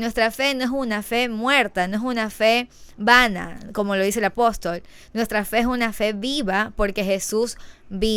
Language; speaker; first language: Spanish; native; Spanish